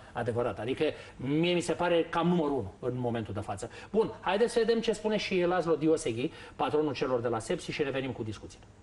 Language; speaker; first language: Romanian; native; Romanian